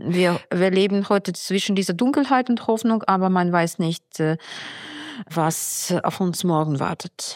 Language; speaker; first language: German; non-native, fluent; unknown